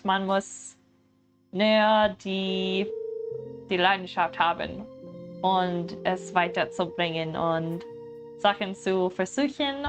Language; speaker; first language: German; non-native, learner; English